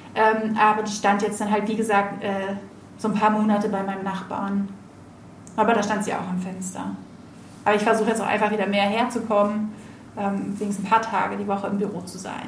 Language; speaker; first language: German; native; German